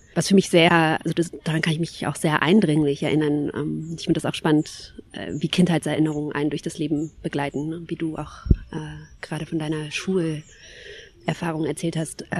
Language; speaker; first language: German; early bilingual, other home language; Kabyle